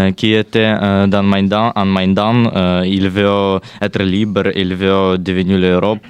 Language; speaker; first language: French; non-native, learner; Ukrainian